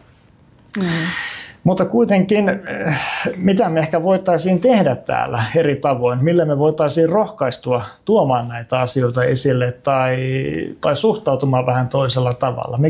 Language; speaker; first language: Finnish; native; Finnish